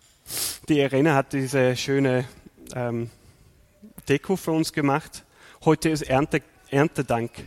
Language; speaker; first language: German; non-native, fluent; English